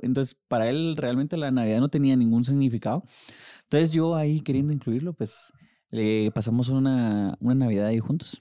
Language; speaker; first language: Spanish; native; Spanish